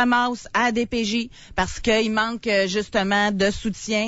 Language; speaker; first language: French; native; French